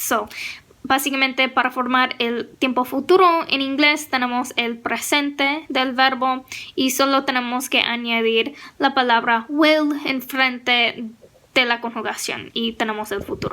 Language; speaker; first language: Spanish; non-native, fluent; English